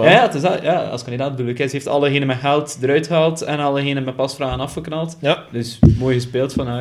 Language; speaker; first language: Dutch; native; Dutch